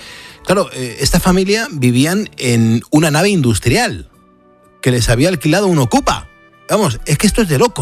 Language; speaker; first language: Spanish; native; Spanish